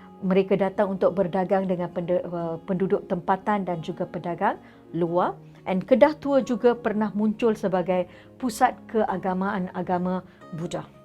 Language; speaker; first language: Malay; non-native, local second language; Tamil